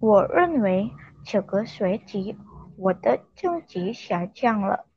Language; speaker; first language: Chinese; non-native, learner; Indonesian